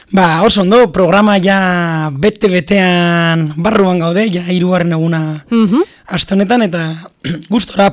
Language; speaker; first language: Basque; native; Basque